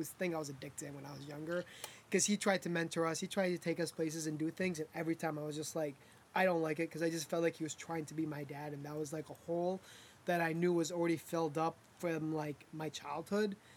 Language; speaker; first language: English; early bilingual, other home language; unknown